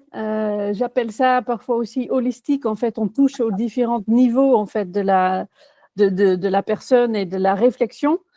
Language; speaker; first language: French; non-native, fluent; Dutch